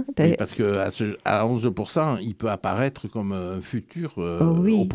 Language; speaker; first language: French; native; French